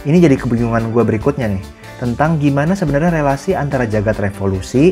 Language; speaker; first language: Indonesian; native; Indonesian